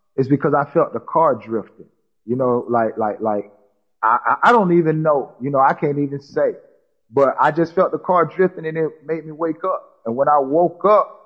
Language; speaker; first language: English; native; English